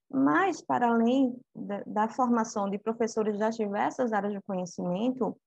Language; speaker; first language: Portuguese; native; Portuguese